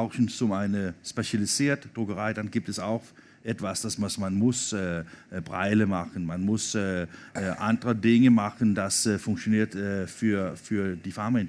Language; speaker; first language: German; non-native, learner; Danish